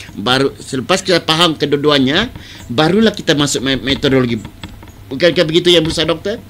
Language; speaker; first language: Malay; native; Malay